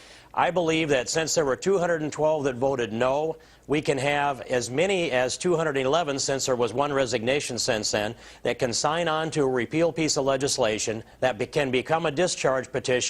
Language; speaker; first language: English; native; English